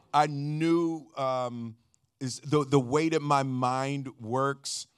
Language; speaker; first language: English; native; English